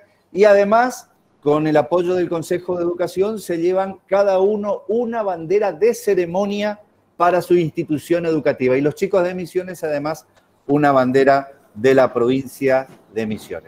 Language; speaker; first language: Spanish; native; Spanish